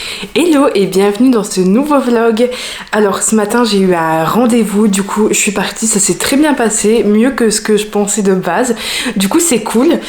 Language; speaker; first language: French; native; French